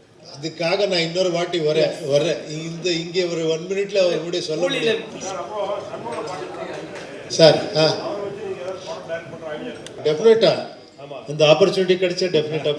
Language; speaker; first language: Tamil; non-native, learner; Kannada